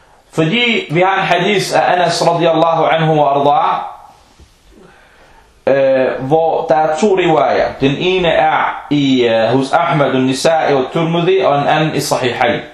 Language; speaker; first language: Danish; non-native, local second language; Arabic